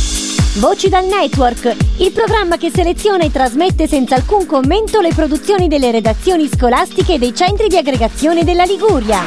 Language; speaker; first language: Italian; native; Italian